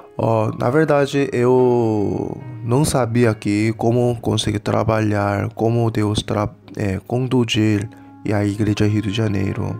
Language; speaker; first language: Portuguese; non-native, fluent; Korean